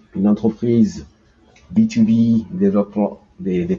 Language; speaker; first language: French; early bilingual, heritage; Japanese